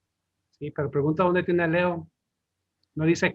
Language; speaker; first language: Spanish; native; Spanish